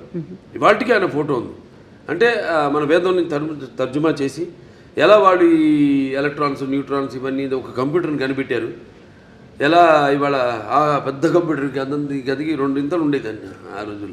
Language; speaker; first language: Telugu; native; Telugu